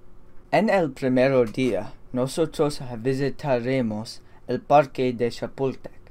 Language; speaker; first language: Spanish; non-native, learner; English